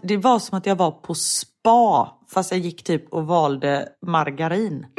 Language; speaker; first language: Swedish; native; Swedish